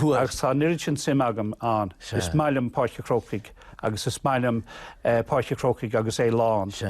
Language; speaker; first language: Irish; non-native, local second language; English